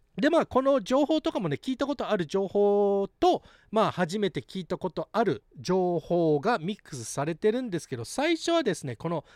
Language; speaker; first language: Japanese; early bilingual, heritage; Japanese